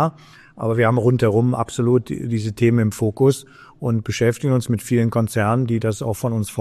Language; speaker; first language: German; native; German